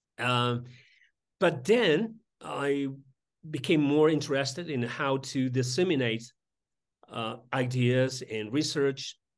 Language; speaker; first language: English; non-native, fluent; Spanish